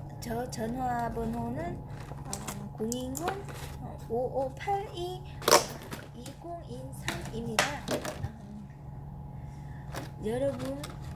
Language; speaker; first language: Korean; non-native, fluent; Vietnamese